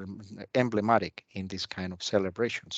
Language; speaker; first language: English; non-native, fluent; Spanish